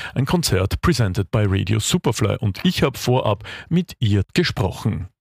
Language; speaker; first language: German; native; German